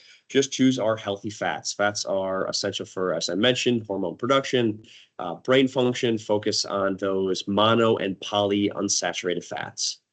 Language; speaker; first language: English; native; English